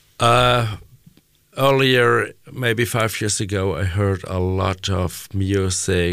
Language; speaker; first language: English; non-native, learner; German